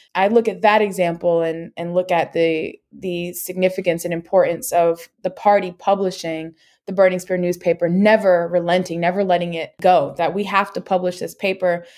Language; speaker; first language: English; native; English